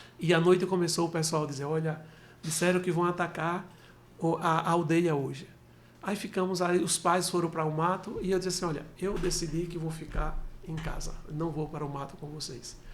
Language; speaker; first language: Portuguese; native; Portuguese